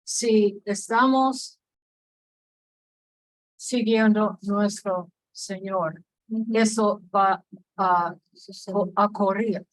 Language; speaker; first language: Spanish; non-native, fluent; English